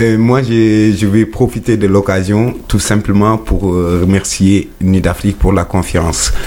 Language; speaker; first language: French; non-native, local second language; Wolof